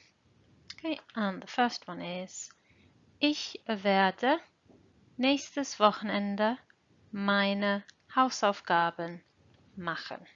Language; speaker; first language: German; non-native, fluent; English